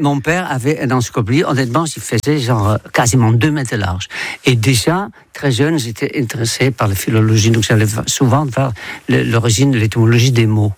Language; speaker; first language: French; non-native, fluent; Dutch